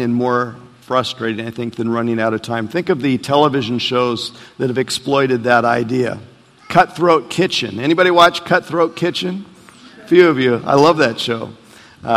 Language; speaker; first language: English; native; English